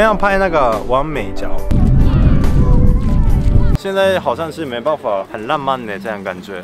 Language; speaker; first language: Chinese; non-native, fluent; Japanese